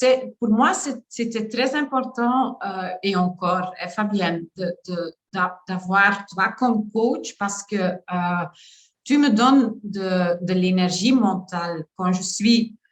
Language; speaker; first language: French; non-native, learner; Dutch